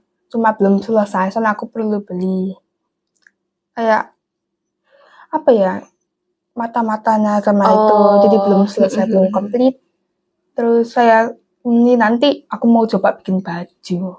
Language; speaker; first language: Indonesian; non-native, local second language; English